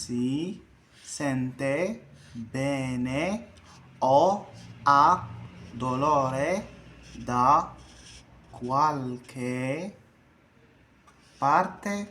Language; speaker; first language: Italian; non-native, fluent; Arabic